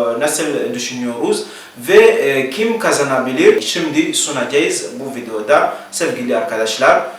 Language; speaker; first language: Turkish; non-native, learner; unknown